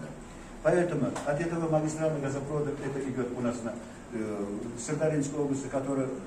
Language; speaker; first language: Russian; non-native, local second language; Uzbek